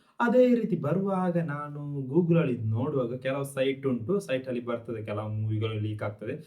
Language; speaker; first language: Kannada; non-native, local second language; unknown